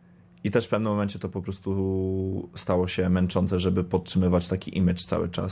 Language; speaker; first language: Polish; early bilingual, other home language; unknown